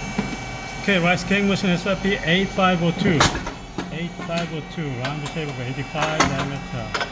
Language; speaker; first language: English; non-native, learner; Korean